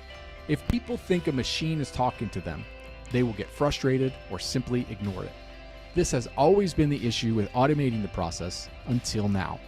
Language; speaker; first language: English; native; English